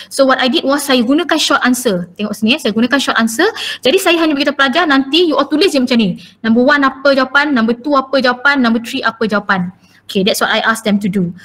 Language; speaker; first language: English; non-native, local second language; Malay